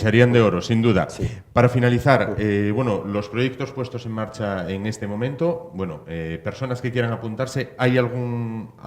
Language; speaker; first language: Spanish; native; Spanish